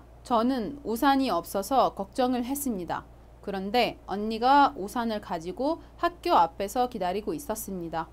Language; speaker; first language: Korean; non-native, fluent; Arabic